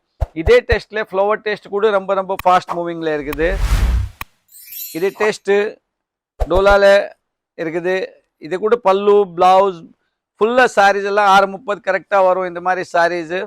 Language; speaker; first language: Tamil; non-native, fluent; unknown